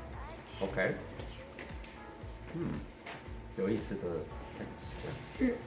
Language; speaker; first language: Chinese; non-native, learner; English